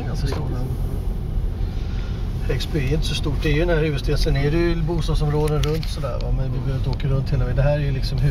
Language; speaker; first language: Swedish; native; Swedish